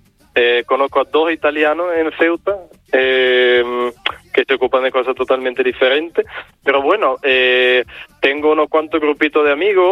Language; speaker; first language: Spanish; non-native, fluent; Italian